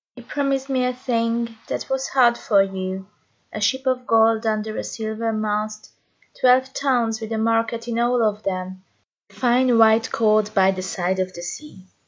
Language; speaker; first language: English; non-native, fluent; Hungarian